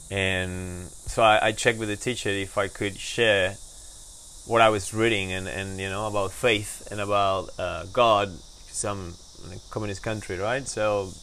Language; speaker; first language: English; non-native, fluent; Spanish